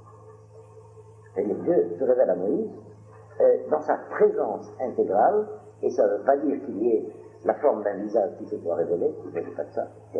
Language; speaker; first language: French; native; French